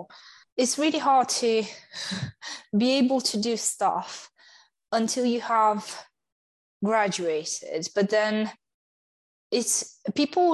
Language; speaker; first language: English; non-native, fluent; Romanian